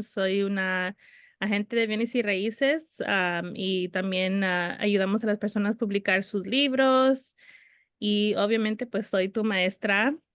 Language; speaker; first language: Spanish; early bilingual, heritage; Spanish